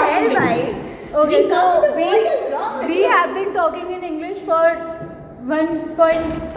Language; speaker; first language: English; non-native, local second language; Hindi